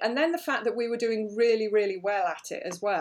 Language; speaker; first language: English; native; English